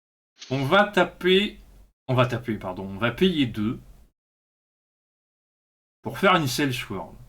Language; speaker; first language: French; native; French